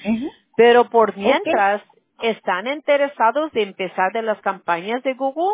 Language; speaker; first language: Spanish; early bilingual, heritage; Spanish